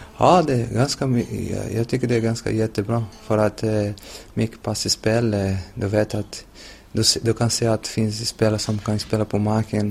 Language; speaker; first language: Swedish; non-native, learner; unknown